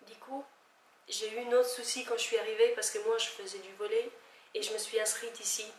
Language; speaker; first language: French; non-native, fluent; Albanian